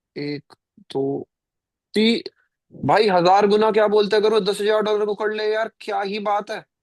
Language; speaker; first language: Hindi; native; Hindi